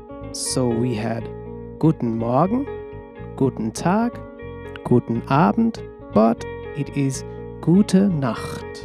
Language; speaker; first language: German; non-native, fluent; Nepali